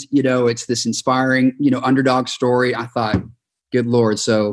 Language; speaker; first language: English; native; English